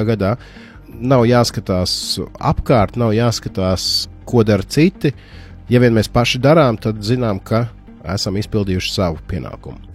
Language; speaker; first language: Latvian; native; Latvian